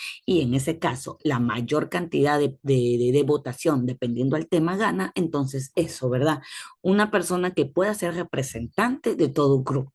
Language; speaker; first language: Spanish; native; Spanish